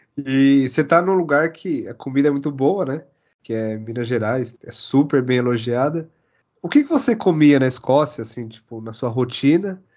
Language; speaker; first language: Portuguese; native; Portuguese